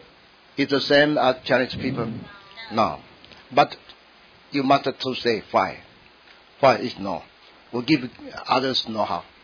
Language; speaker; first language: English; non-native, learner; Min Nan Chinese